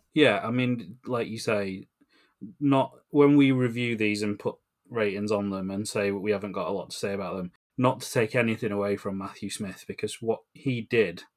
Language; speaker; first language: English; native; English